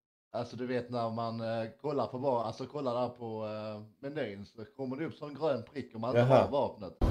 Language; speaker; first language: Swedish; native; Swedish